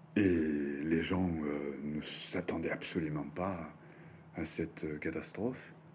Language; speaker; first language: French; non-native, fluent; Japanese